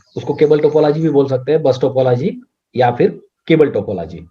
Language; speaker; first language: Hindi; non-native, local second language; Marathi